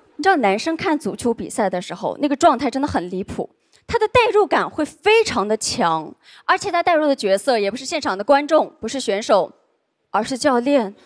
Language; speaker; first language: Chinese; non-native, local second language; Uyghur